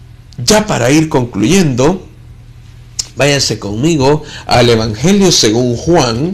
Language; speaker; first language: Spanish; native; Spanish